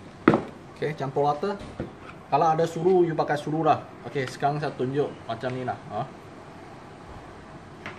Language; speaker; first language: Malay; non-native, local second language; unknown